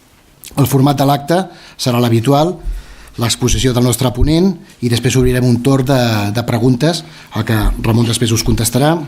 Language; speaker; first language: Catalan; native; Catalan